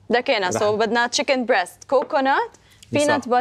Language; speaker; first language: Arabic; native; Arabic